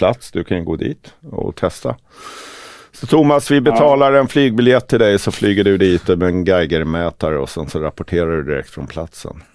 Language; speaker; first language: Swedish; native; Swedish